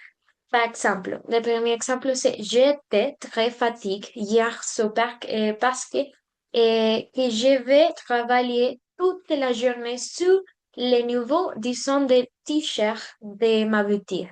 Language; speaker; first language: French; non-native, learner; Spanish